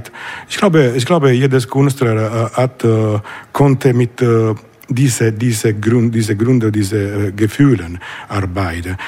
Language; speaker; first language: German; non-native, learner; Italian